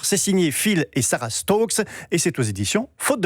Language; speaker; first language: French; native; French